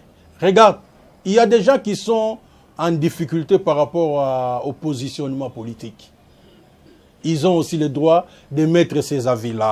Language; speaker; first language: French; non-native, local second language; Lingala